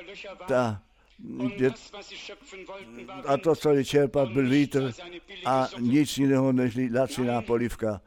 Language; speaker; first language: Czech; non-native, fluent; German